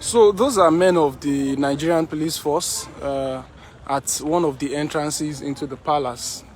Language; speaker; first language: English; non-native, local second language; Yoruba